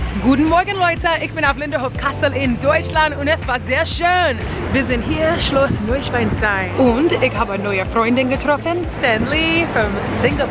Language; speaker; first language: German; non-native, learner; English